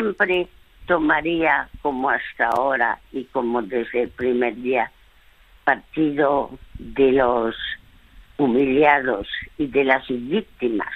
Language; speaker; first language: Spanish; non-native, fluent; French